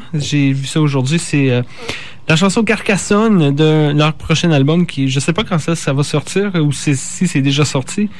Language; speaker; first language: French; native; French